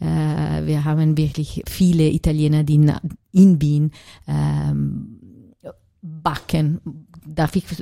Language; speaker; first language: German; non-native, learner; Italian